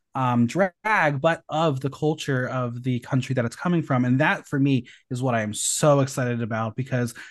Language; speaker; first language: English; native; English